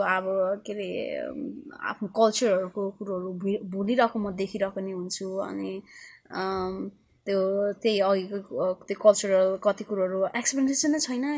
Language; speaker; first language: Nepali; early bilingual, heritage; Nepali